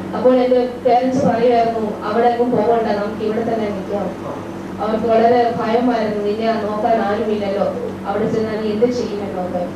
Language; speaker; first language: Malayalam; early bilingual, heritage; Malayalam